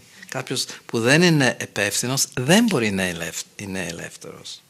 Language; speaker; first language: Greek; non-native, fluent; English